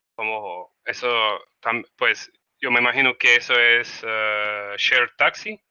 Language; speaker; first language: Spanish; non-native, fluent; Russian